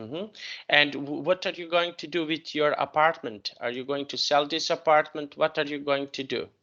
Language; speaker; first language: English; non-native, fluent; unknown